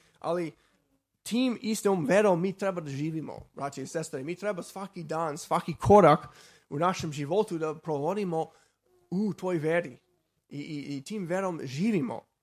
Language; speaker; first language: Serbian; non-native, fluent; Slovak